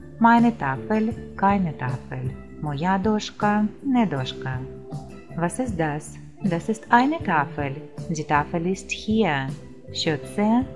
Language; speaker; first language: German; non-native, fluent; Ukrainian